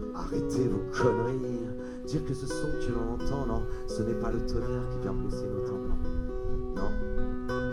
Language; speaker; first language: French; native; French